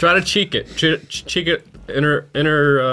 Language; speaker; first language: English; native; English